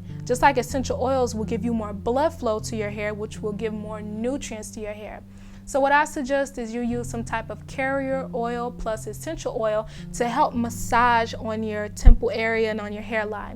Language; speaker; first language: English; native; English